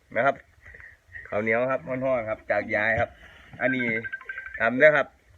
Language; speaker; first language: Thai; native; Thai